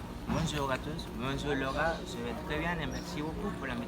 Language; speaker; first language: French; non-native, learner; Spanish